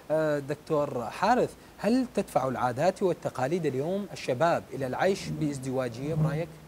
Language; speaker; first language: Arabic; native; Arabic